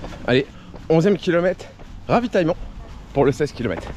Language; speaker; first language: French; native; French